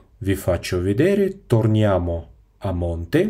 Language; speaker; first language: Italian; non-native, fluent; Russian